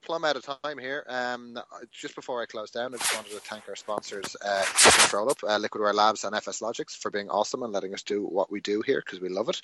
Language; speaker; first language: English; native; English